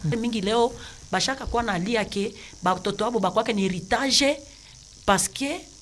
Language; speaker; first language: Swahili; native; Swahili